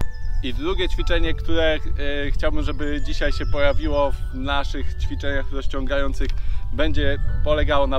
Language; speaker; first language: Polish; native; Polish